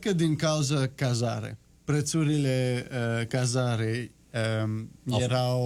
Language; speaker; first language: Romanian; non-native, learner; French